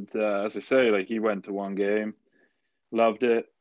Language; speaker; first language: English; native; English